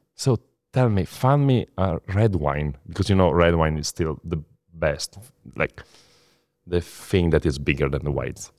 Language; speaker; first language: English; non-native, fluent; Italian